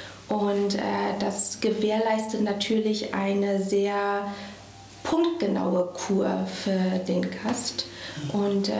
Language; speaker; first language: German; early bilingual, other home language; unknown